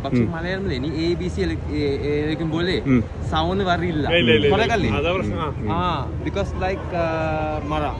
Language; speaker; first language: Malayalam; non-native, learner; Chinese